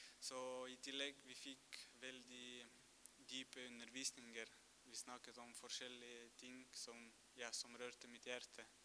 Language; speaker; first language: Norwegian; non-native, fluent; Russian